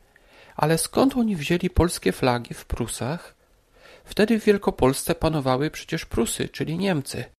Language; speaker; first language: Polish; native; Polish